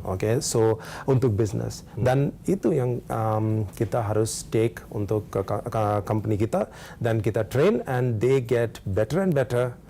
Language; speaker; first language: Indonesian; non-native, learner; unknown